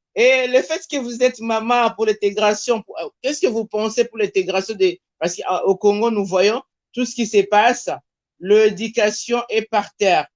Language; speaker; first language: French; non-native, local second language; Lingala